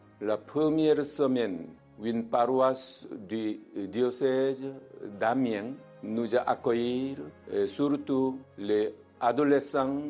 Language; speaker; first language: French; non-native, fluent; Korean